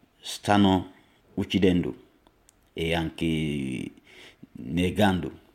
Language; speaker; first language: Italian; non-native, learner; Yoruba